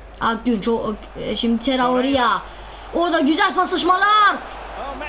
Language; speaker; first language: Turkish; non-native, learner; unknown